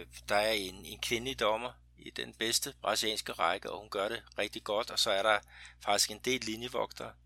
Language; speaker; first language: Danish; native; Danish